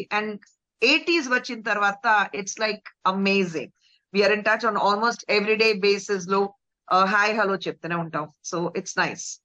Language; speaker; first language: Telugu; non-native, local second language; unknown